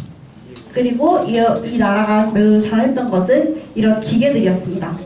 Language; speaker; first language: Korean; native; Korean